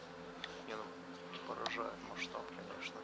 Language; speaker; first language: Russian; native; Russian